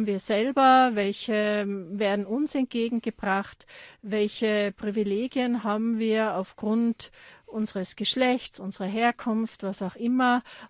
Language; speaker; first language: German; native; German